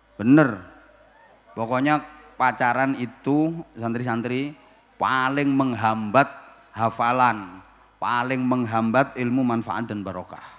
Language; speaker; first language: Indonesian; non-native, local second language; Javanese